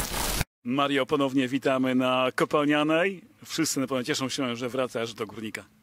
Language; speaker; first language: Polish; native; Polish